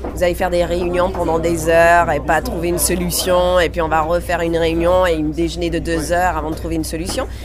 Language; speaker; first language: French; non-native, fluent; English